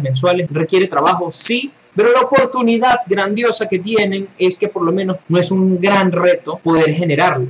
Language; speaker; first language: Spanish; native; Spanish